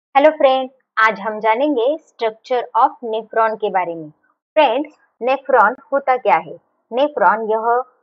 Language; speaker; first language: Hindi; non-native, local second language; Marathi